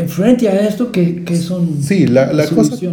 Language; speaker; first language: Spanish; non-native, fluent; English